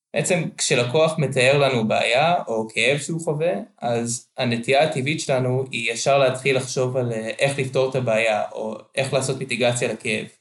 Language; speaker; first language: Hebrew; native; Hebrew